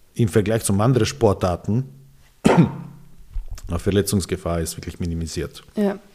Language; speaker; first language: German; non-native, fluent; Serbian